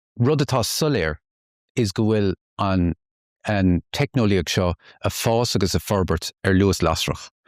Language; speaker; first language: Irish; native; Irish